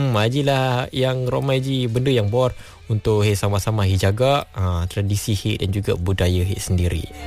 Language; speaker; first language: Malay; non-native, local second language; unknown